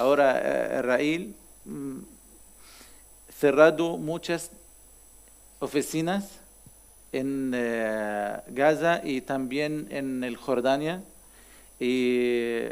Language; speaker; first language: Spanish; non-native, learner; Arabic